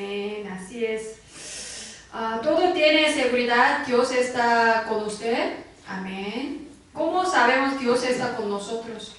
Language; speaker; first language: Spanish; non-native, learner; Korean